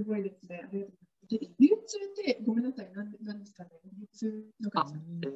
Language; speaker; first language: Japanese; non-native, fluent; English